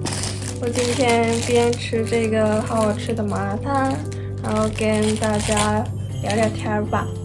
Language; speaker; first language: Chinese; non-native, fluent; Japanese